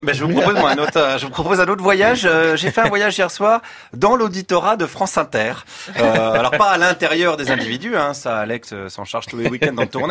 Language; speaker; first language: French; native; French